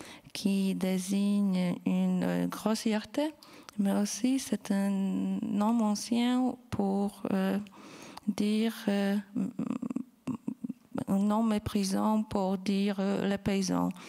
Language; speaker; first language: French; non-native, fluent; Polish